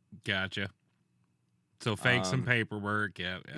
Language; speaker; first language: English; native; English